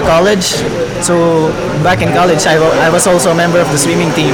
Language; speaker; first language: English; non-native, local second language; Pampanga